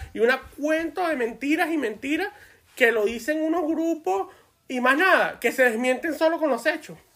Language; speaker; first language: Spanish; native; Spanish